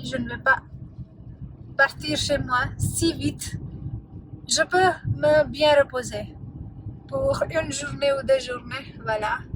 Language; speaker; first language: French; non-native, fluent; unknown